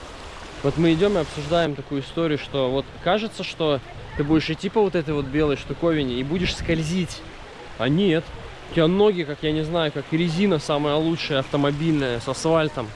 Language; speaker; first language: Russian; native; Russian